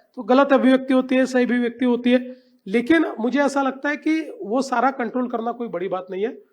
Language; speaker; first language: Hindi; non-native, local second language; Marathi